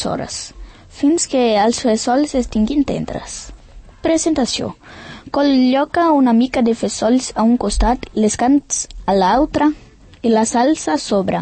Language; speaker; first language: Catalan; early bilingual, other home language; Portuguese